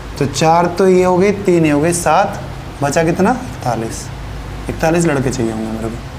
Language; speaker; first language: Hindi; native; Hindi